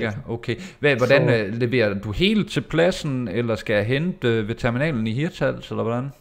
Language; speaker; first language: Danish; native; Danish